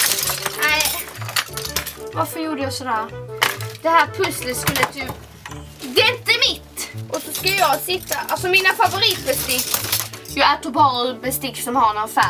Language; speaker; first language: Swedish; native; Swedish